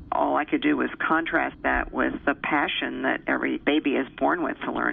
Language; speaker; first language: English; native; English